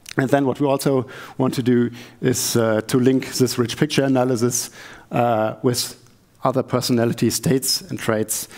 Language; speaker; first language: English; non-native, fluent; German